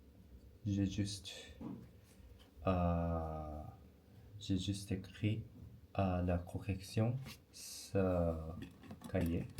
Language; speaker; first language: French; non-native, learner; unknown